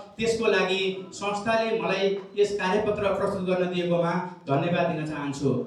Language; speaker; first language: Nepali; native; Nepali